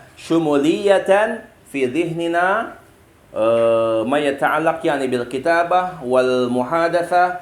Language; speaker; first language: Arabic; non-native, fluent; Indonesian